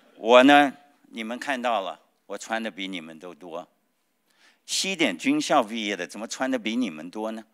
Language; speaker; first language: Chinese; native; Chinese